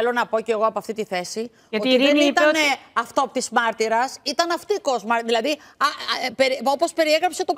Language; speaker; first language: Greek; native; Greek